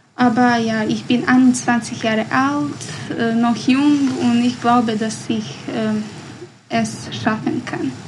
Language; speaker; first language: German; non-native, fluent; Bosnian